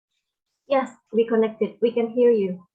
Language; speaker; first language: English; non-native, learner; Indonesian